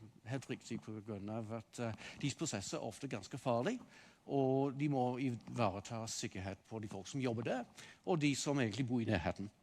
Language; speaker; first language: Norwegian; non-native, fluent; English